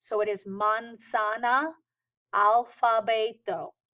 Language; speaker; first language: Spanish; non-native, fluent; English